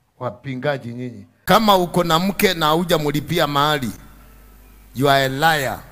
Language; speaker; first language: Swahili; native; Swahili